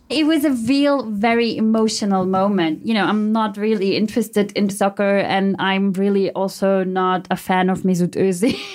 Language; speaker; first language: English; early bilingual, heritage; German